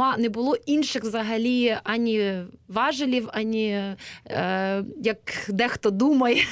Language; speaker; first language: Ukrainian; native; Ukrainian